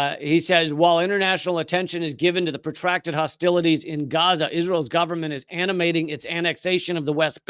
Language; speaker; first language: English; native; English